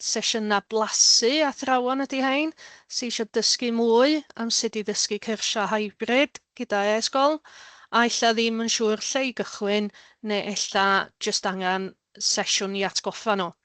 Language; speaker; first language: Welsh; native; Welsh